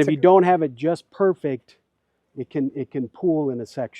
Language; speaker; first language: English; native; English